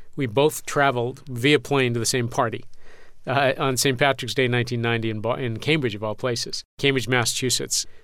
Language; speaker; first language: English; native; English